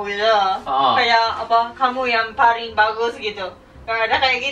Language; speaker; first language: Indonesian; non-native, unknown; Japanese